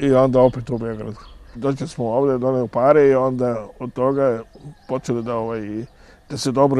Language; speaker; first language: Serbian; non-native, fluent; Arabic